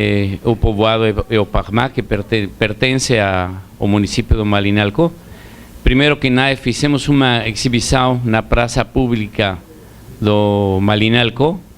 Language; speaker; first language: Portuguese; non-native, learner; Spanish